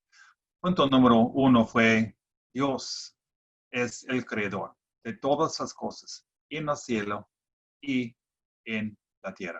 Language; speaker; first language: Spanish; non-native, fluent; English